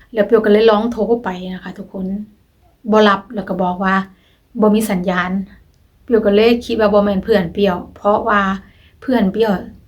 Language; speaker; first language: Thai; native; Thai